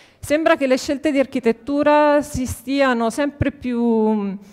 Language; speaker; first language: Italian; native; Italian